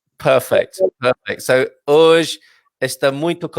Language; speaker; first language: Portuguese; non-native, learner; English